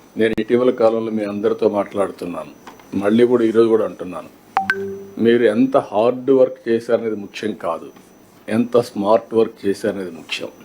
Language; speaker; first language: Telugu; native; Telugu